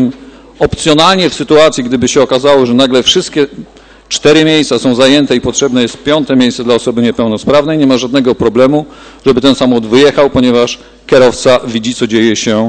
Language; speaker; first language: Polish; native; Polish